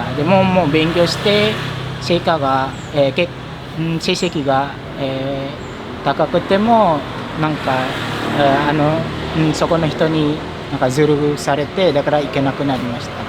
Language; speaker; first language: Japanese; non-native, fluent; Indonesian